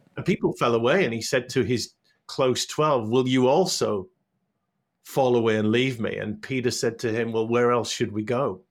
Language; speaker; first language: English; native; English